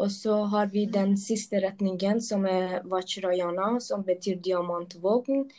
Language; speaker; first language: Norwegian; non-native, local second language; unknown